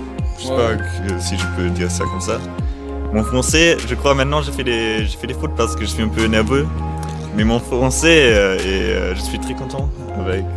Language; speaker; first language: French; non-native, learner; German